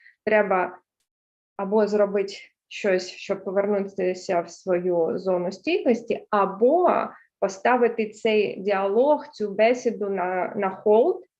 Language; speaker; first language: Ukrainian; early bilingual, heritage; Ukrainian